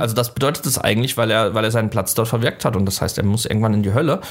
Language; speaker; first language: German; native; German